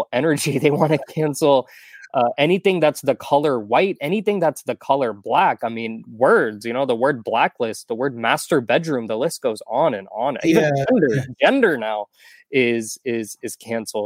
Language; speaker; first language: English; native; English